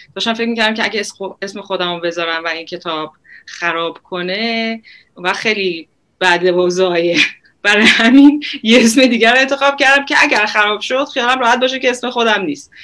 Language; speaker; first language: Persian; native; Persian